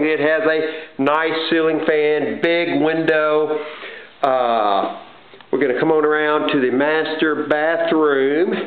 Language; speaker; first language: English; native; English